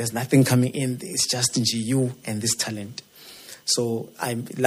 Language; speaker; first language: English; non-native, local second language; Zulu